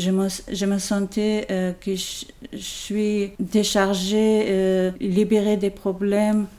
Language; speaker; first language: French; non-native, learner; Chechen